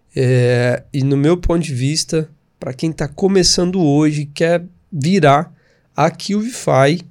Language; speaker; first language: Portuguese; native; Portuguese